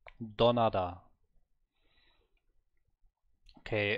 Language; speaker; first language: Korean; non-native, learner; German